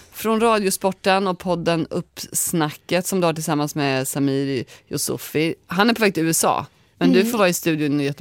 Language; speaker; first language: Swedish; native; Swedish